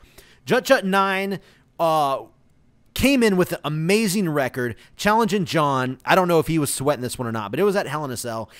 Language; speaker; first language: English; native; English